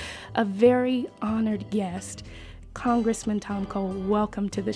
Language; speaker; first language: English; native; English